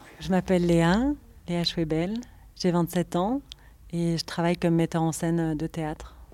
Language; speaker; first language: French; native; French